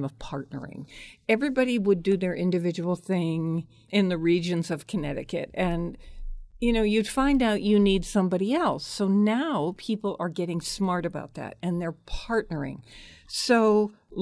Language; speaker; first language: English; native; English